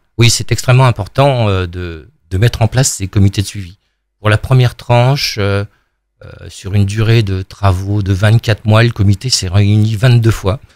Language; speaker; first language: French; native; French